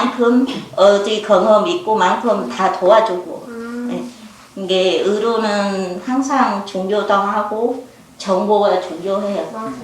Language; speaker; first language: Korean; non-native, learner; Vietnamese